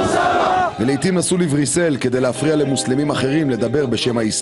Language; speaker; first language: Hebrew; native; Hebrew